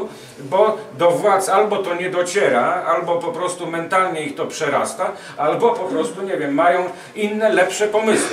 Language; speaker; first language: Polish; native; Polish